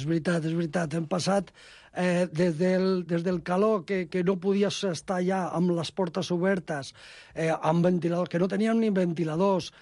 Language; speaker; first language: Catalan; non-native, local second language; Spanish